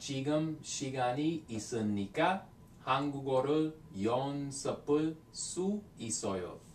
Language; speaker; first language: Korean; non-native, learner; English